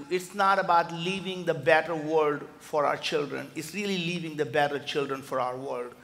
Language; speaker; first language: English; non-native, local second language; Hindi